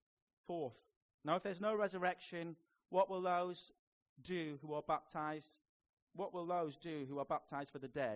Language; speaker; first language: English; native; English